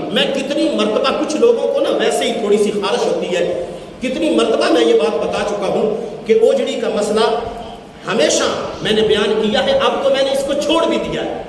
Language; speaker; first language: Urdu; non-native, local second language; Punjabi